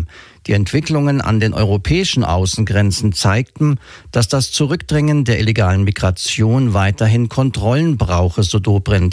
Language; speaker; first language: German; native; German